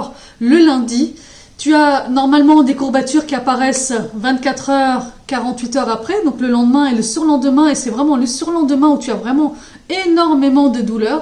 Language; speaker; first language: French; native; French